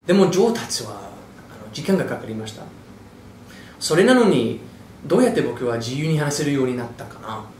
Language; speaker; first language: Japanese; non-native, fluent; English